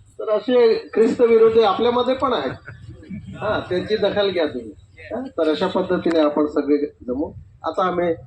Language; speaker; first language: Marathi; non-native, local second language; Bhili